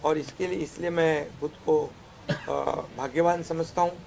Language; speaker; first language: Hindi; non-native, local second language; Marathi